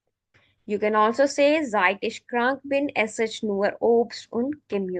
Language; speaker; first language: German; non-native, fluent; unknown